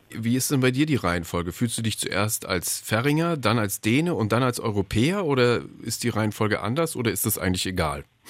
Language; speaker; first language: German; native; German